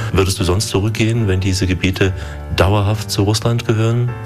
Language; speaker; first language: German; native; German